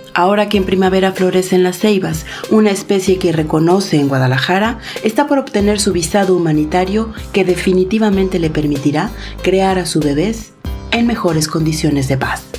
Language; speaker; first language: Spanish; native; Spanish